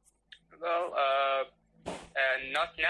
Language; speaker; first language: English; non-native, learner; Persian